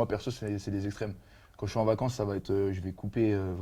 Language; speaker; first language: French; native; French